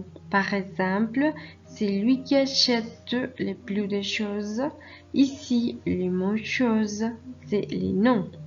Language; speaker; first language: French; non-native, fluent; Spanish